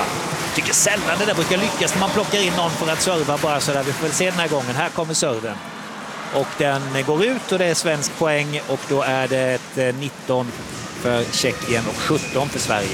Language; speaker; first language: Swedish; native; Swedish